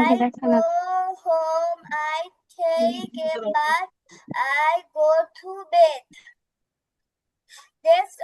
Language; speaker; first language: English; non-native, learner; Bangla